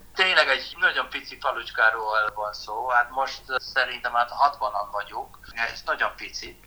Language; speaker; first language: Hungarian; non-native, fluent; Dutch